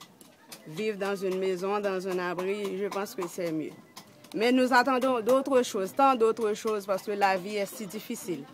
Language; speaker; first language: French; non-native, local second language; Haitian Creole